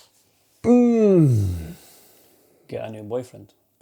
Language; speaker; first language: English; native; English